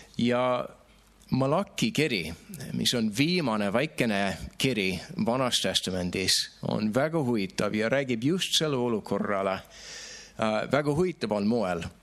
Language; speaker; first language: Estonian; non-native, fluent; English